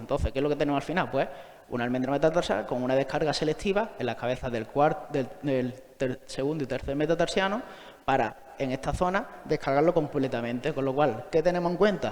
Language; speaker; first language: Spanish; native; Spanish